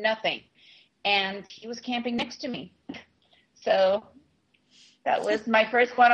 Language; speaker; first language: English; early bilingual, other home language; Russian